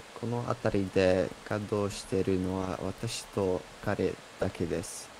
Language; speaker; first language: Japanese; non-native, learner; English